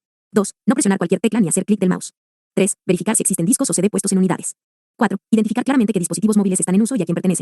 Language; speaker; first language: Spanish; native; Spanish